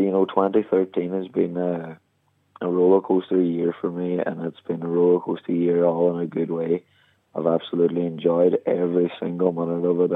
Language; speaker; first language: English; native; English